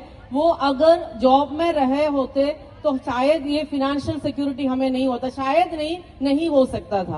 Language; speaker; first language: Hindi; non-native, local second language; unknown